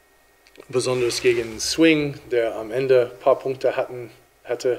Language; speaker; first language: German; non-native, fluent; English